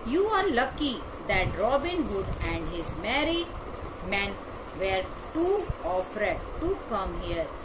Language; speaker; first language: English; non-native, local second language; Hindi